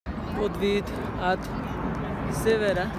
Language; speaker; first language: Russian; non-native, learner; Bangla